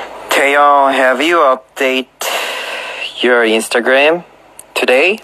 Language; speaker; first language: English; non-native, learner; Korean